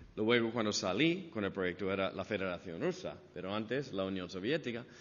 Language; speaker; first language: Spanish; non-native, fluent; English